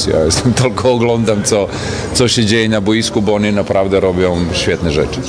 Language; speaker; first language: Polish; non-native, fluent; Serbian